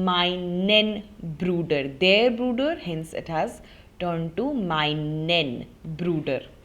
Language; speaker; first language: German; non-native, fluent; Hindi